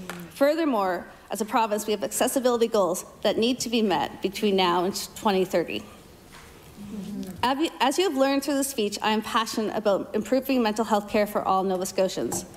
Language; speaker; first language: English; native; English